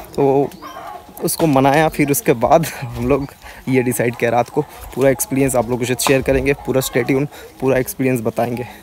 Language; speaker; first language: Hindi; non-native, local second language; Bangla